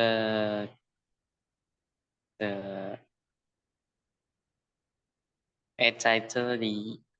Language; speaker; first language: Chinese; non-native, learner; Indonesian